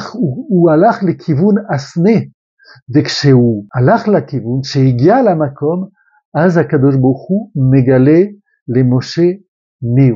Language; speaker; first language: Hebrew; non-native, fluent; French